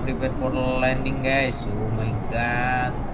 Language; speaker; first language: English; non-native, local second language; Indonesian